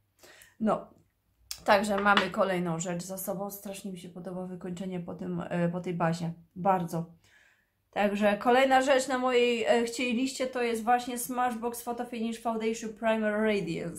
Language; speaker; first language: Polish; native; Polish